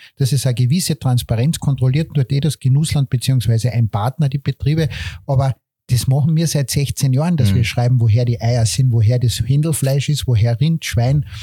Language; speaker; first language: German; native; German